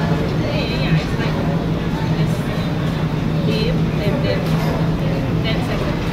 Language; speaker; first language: English; non-native, local second language; Chinese